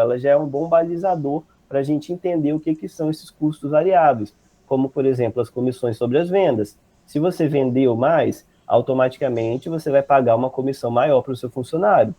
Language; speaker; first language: Portuguese; native; Portuguese